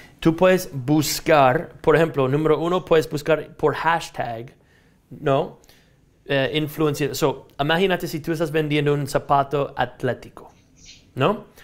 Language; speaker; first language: Spanish; non-native, fluent; English